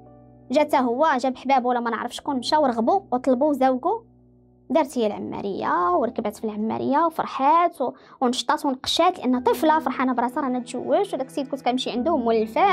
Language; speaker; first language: Arabic; native; Arabic